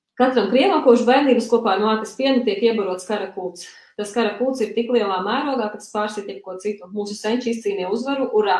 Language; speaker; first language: Latvian; early bilingual, other home language; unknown